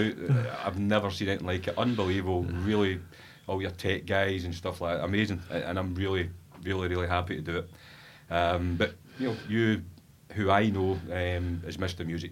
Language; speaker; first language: English; native; English